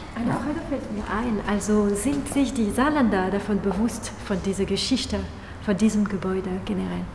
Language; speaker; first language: German; non-native, fluent; French